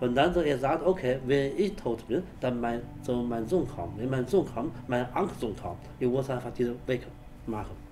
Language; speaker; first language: German; non-native, learner; Chinese